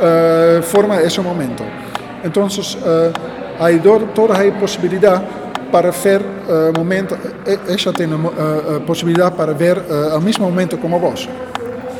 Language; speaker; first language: Spanish; non-native, learner; Dutch